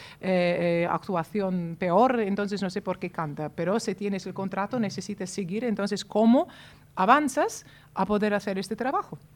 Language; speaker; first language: Spanish; non-native, fluent; Latvian